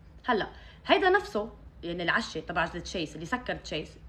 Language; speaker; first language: Arabic; native; Arabic